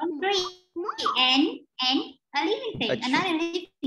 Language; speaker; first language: English; non-native, fluent; Vietnamese